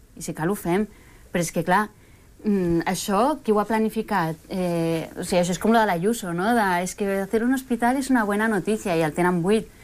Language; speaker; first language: Catalan; early bilingual, other home language; Spanish